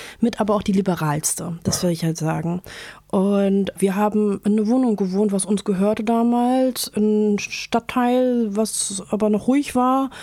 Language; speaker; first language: German; early bilingual, other home language; Turkish